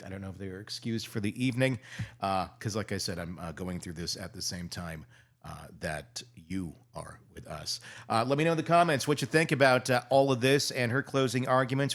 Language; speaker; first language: English; native; English